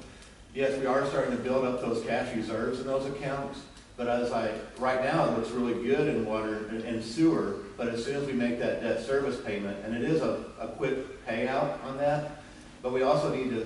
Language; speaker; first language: English; native; English